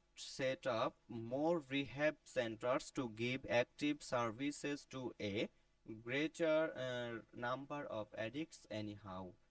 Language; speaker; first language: English; non-native, local second language; Bangla